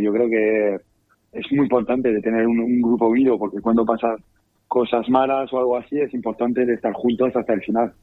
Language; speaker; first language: Spanish; non-native, fluent; French